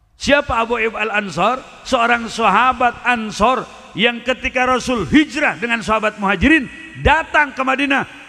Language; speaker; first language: Indonesian; non-native, local second language; Sundanese